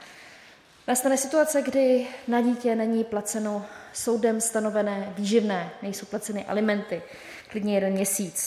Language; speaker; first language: Czech; native; Czech